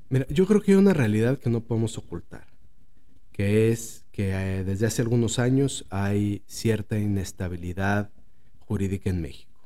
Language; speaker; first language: Spanish; native; Spanish